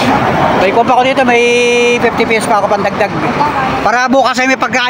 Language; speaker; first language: Filipino; native; Filipino